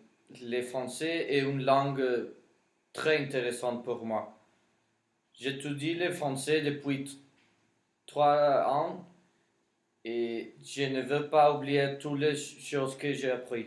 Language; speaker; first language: French; non-native, learner; Spanish